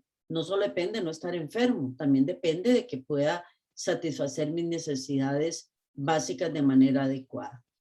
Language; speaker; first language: Spanish; native; Spanish